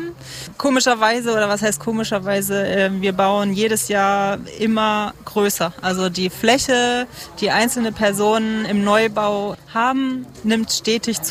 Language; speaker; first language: German; native; German